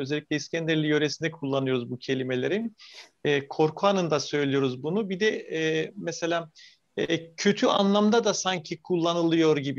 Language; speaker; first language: Turkish; native; Turkish